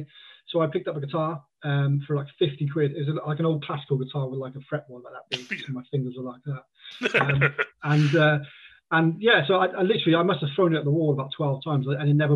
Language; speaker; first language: English; native; English